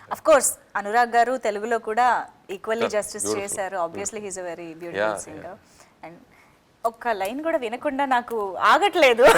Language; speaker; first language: Telugu; native; Telugu